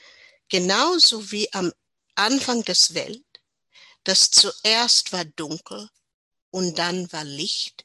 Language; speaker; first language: German; non-native, learner; English